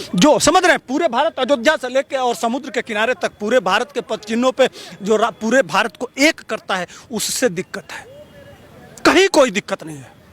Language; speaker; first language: Hindi; native; Hindi